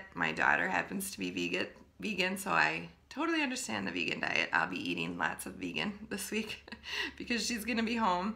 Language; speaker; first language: English; native; English